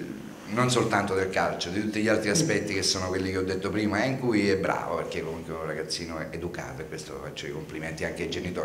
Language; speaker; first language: Italian; native; Italian